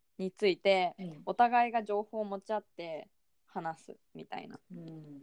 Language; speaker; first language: Japanese; native; Japanese